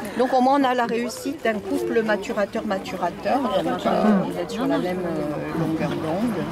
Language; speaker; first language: French; native; French